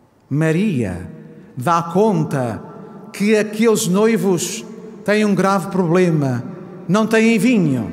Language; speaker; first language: Portuguese; native; Portuguese